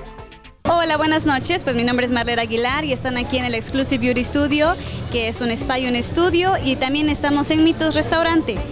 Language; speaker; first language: Spanish; native; Spanish